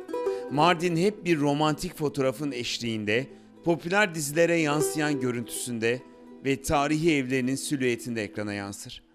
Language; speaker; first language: Turkish; native; Turkish